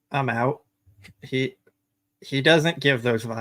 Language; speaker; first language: English; native; English